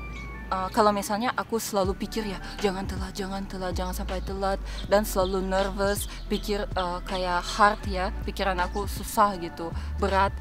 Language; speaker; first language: Indonesian; non-native, fluent; Russian